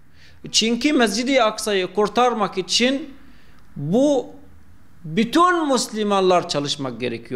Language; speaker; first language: Turkish; non-native, fluent; Arabic